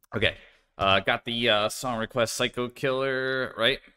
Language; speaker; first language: English; native; English